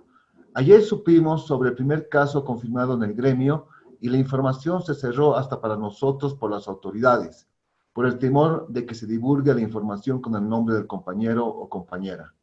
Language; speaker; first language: Spanish; native; Spanish